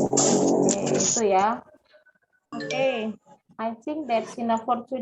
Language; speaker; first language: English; non-native, fluent; Indonesian